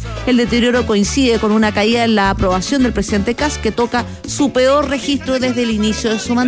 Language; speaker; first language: Spanish; native; Spanish